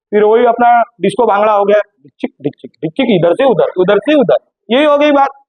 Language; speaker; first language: Hindi; non-native, local second language; Marathi